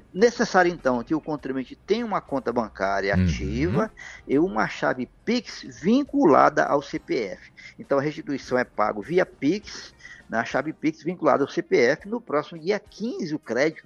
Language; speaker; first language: Portuguese; native; Portuguese